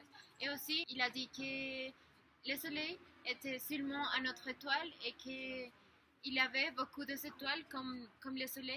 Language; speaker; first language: French; non-native, learner; Spanish